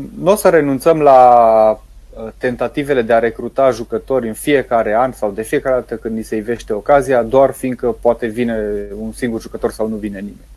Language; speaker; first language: Romanian; native; Romanian